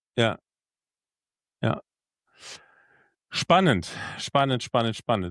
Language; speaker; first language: German; native; German